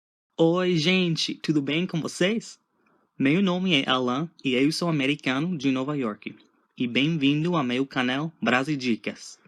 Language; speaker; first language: Portuguese; non-native, fluent; English